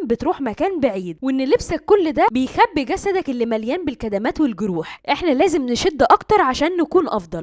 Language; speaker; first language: Arabic; native; Arabic